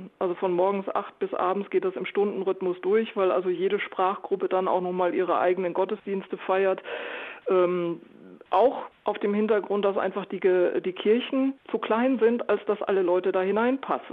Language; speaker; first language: German; native; German